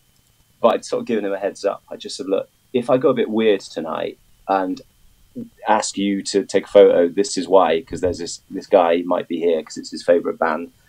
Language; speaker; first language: English; native; English